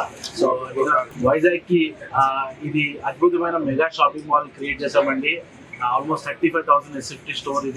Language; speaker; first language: Telugu; native; Telugu